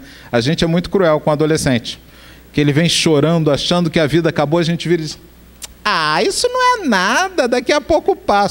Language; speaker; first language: Portuguese; native; Portuguese